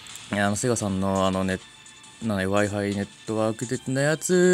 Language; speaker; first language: Japanese; native; Japanese